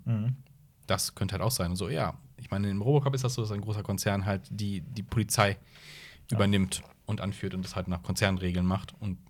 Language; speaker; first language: German; native; German